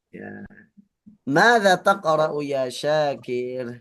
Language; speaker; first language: Arabic; non-native, fluent; Indonesian